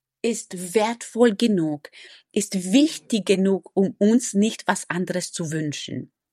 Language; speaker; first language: German; non-native, fluent; Romanian